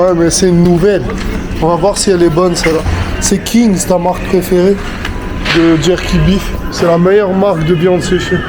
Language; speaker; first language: French; native; French